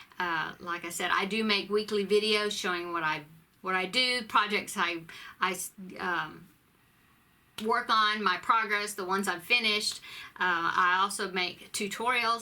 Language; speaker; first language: English; native; English